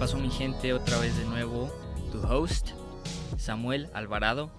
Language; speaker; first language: Spanish; early bilingual, heritage; Spanish